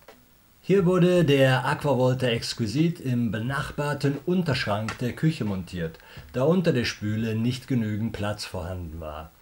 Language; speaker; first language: German; native; German